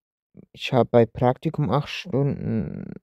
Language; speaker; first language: German; early bilingual, other home language; Turkish